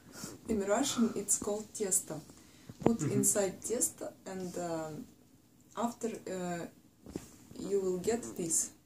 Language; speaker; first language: English; non-native, fluent; Russian